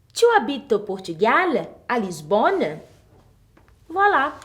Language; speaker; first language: French; non-native, fluent; Portuguese